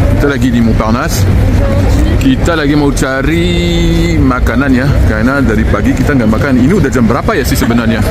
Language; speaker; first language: Indonesian; non-native, fluent; French